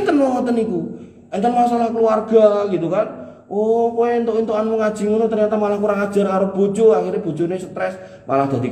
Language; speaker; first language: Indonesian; non-native, local second language; Javanese